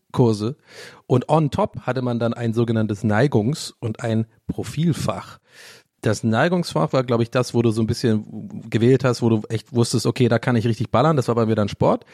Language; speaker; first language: German; early bilingual, other home language; English